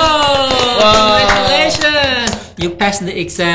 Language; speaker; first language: English; non-native, fluent; Indonesian